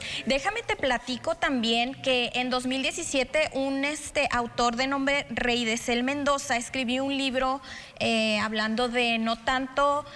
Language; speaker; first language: Spanish; native; Spanish